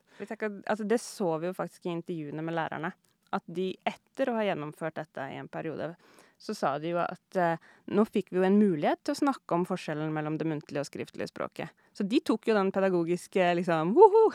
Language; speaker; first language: Norwegian; native; Norwegian